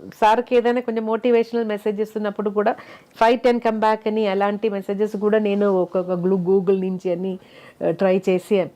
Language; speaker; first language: Telugu; non-native, fluent; Malayalam